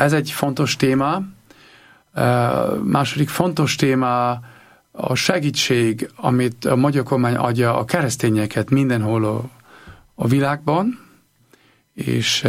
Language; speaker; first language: Hungarian; non-native, learner; German